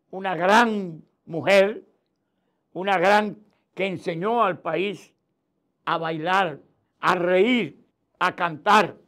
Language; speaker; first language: Spanish; native; Spanish